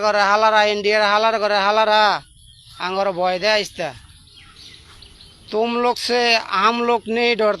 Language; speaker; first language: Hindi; non-native, fluent; Bangla